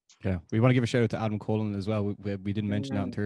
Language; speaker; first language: English; native; English